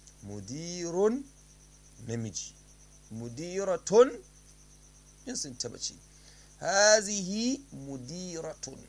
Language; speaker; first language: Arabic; non-native, fluent; Hausa